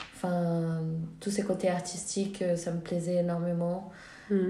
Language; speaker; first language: French; non-native, fluent; Portuguese